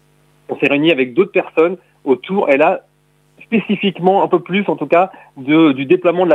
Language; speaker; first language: French; native; French